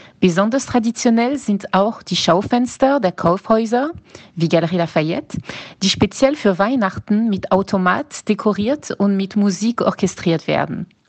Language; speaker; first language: German; non-native, fluent; French